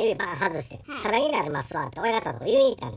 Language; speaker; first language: Japanese; native; Japanese